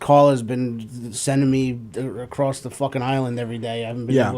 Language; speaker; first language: English; native; English